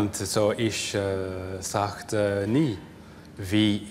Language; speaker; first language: German; non-native, fluent; English